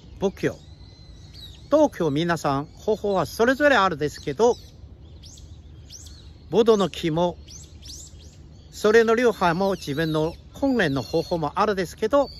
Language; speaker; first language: Japanese; non-native, fluent; Chinese